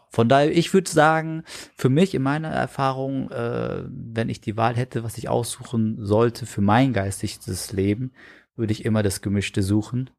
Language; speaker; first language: German; native; German